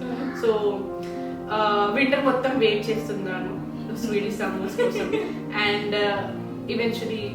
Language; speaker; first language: Telugu; non-native, local second language; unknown